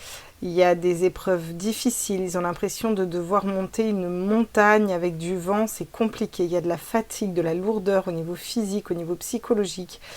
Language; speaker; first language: French; native; French